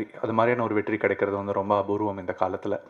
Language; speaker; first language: Tamil; native; Tamil